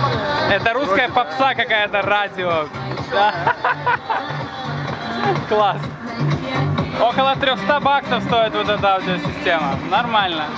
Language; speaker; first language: Russian; native; Russian